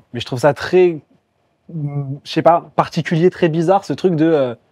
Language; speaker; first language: French; native; French